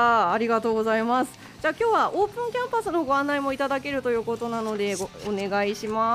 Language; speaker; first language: Japanese; native; Japanese